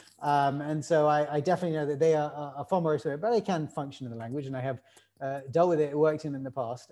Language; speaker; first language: English; native; English